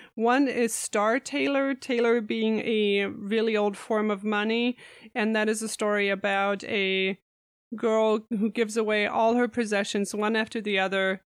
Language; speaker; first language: English; non-native, fluent; German